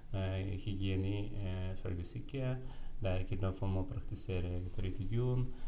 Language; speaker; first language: Norwegian; non-native, fluent; Uyghur